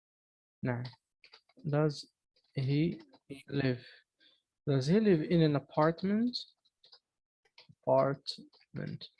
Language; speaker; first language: English; non-native, fluent; Arabic